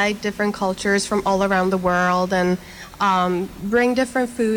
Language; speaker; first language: English; non-native, fluent; Norwegian